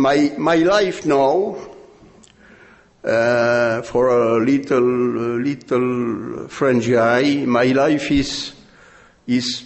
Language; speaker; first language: English; non-native, learner; French